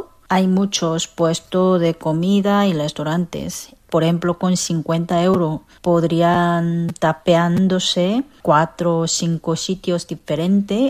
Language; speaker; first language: Spanish; non-native, fluent; Korean